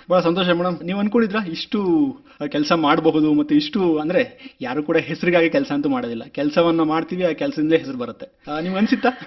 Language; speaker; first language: Kannada; native; Kannada